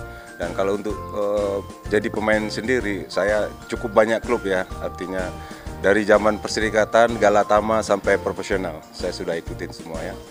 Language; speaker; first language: Indonesian; non-native, local second language; Minangkabau